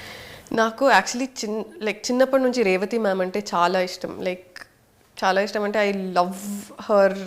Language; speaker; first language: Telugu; non-native, fluent; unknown